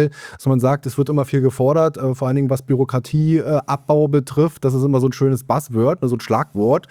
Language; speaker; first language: German; native; German